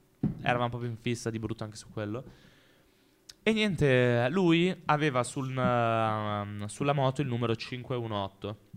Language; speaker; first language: Italian; native; Italian